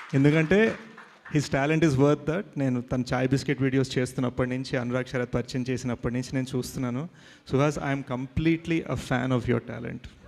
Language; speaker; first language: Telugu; early bilingual, heritage; Telugu